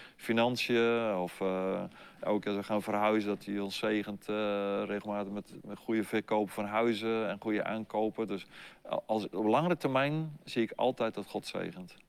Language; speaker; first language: Dutch; native; Dutch